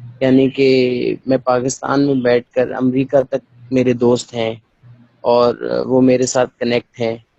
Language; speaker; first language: Urdu; native; Urdu